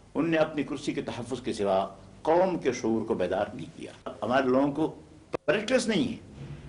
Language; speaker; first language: Urdu; non-native, local second language; Pashto